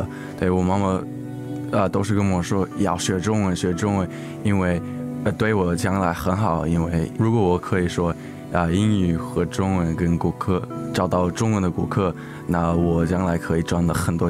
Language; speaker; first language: Chinese; early bilingual, heritage; English